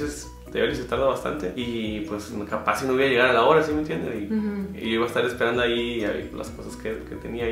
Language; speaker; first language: Spanish; native; Spanish